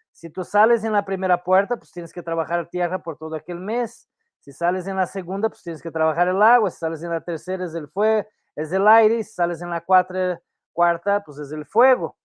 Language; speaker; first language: Spanish; non-native, fluent; Portuguese